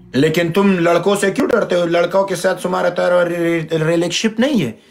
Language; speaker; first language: Hindi; non-native, learner; Pashto